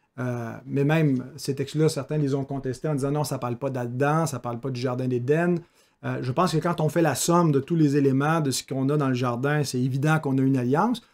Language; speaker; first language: French; native; French